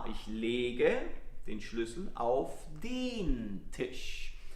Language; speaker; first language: German; non-native, fluent; Italian